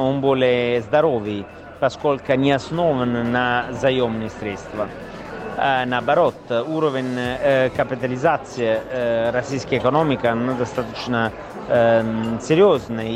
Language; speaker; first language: Russian; non-native, fluent; Italian